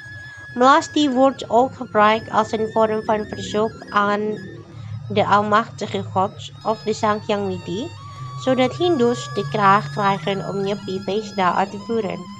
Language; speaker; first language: Dutch; non-native, fluent; Indonesian